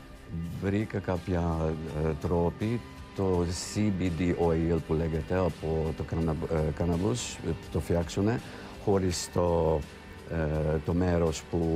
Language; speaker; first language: Greek; non-native, fluent; Hungarian